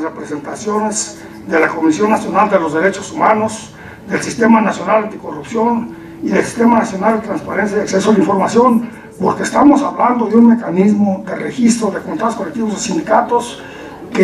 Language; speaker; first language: Spanish; native; Spanish